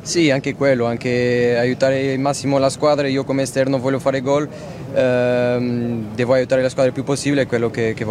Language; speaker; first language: Italian; non-native, fluent; Portuguese